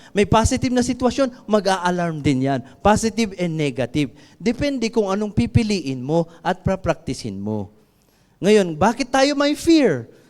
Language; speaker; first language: Filipino; non-native, local second language; Iloko